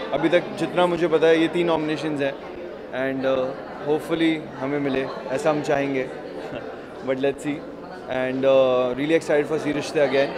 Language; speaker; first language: Hindi; native; Hindi